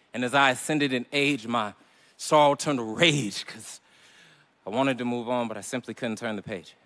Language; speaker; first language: English; native; English